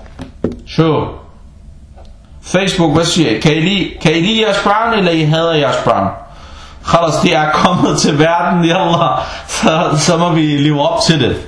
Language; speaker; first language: Danish; non-native, fluent; Arabic